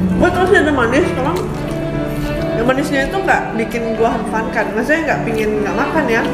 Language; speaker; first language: Indonesian; native; Indonesian